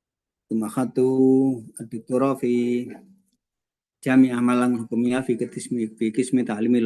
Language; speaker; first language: Arabic; non-native, fluent; Indonesian